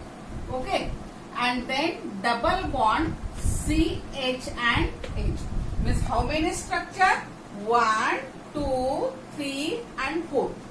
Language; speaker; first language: English; non-native, local second language; Marathi